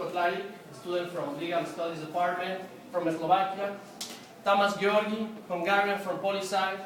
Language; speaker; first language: English; non-native, fluent; Spanish